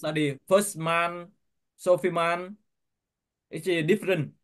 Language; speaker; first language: English; non-native, learner; Vietnamese